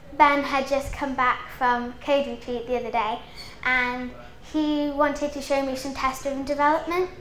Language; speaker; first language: English; native; English